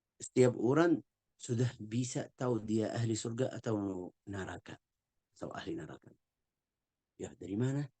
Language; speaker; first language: Indonesian; non-native, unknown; Arabic